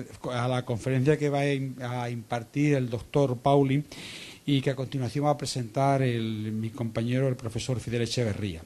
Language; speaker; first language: Spanish; native; Spanish